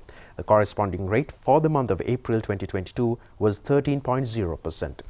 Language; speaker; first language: English; non-native, local second language; Sinhala